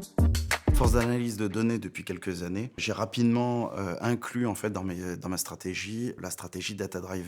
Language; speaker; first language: French; native; French